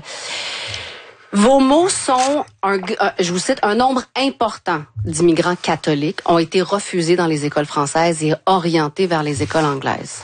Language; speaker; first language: French; native; French